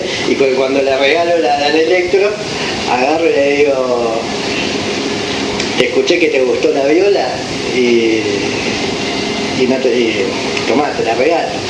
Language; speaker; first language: Spanish; native; Spanish